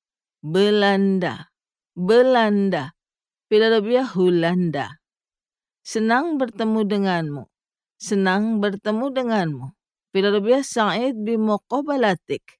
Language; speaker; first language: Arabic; non-native, fluent; Indonesian